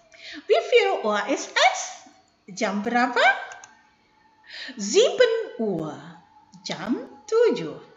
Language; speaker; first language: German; non-native, fluent; Indonesian